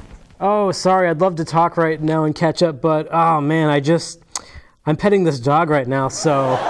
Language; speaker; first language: English; native; English